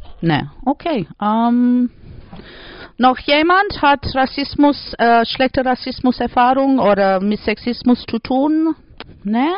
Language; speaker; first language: German; non-native, learner; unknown